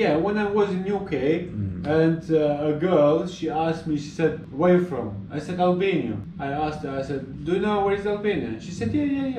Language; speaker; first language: English; non-native, fluent; Albanian